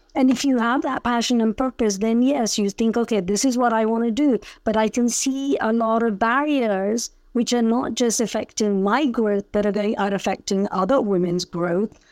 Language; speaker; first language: English; early bilingual, other home language; Punjabi